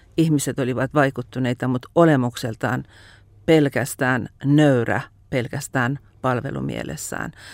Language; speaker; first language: Finnish; non-native, fluent; Persian